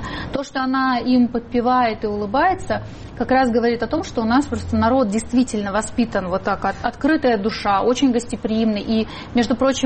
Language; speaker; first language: Russian; native; Russian